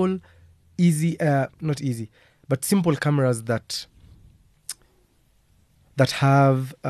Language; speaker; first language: English; non-native, local second language; Kamba